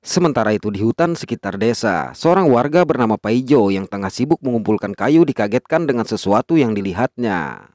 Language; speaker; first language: Indonesian; native; Indonesian